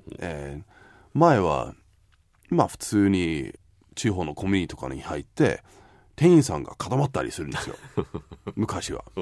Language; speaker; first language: Japanese; non-native, fluent; English